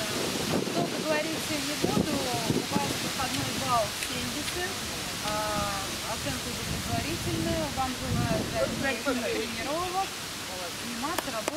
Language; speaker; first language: Russian; native; Russian